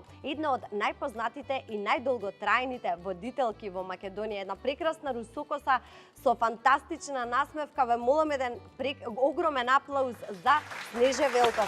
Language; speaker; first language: Macedonian; native; Macedonian